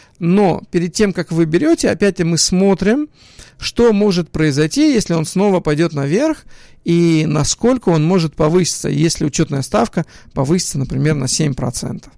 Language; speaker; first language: Russian; early bilingual, other home language; Hebrew